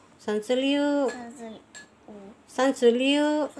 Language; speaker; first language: Chinese; non-native, learner; Malay